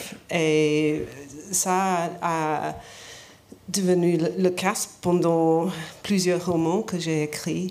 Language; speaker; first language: French; non-native, learner; English